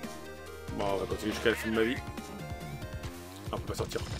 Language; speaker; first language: French; native; French